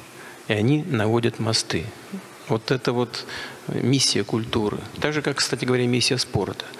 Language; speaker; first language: Russian; native; Russian